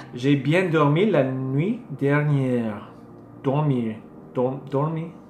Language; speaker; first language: French; non-native, learner; English